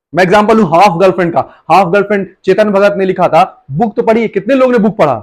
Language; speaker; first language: Hindi; native; Hindi